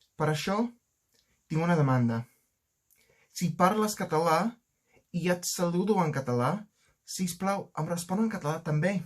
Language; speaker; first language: Catalan; non-native, learner; English